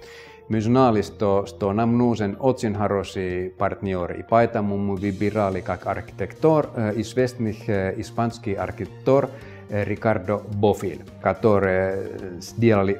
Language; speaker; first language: Russian; non-native, fluent; Finnish